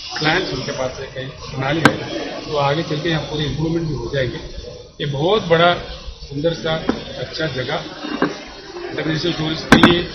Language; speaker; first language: Hindi; non-native, local second language; Telugu